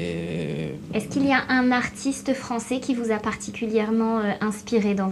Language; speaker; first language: French; native; French